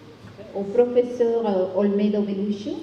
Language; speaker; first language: French; non-native, fluent; Spanish